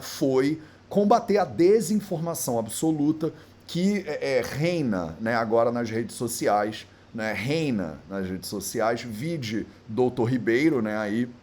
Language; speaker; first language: Portuguese; native; Portuguese